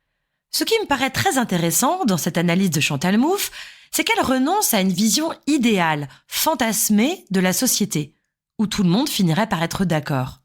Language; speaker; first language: French; native; French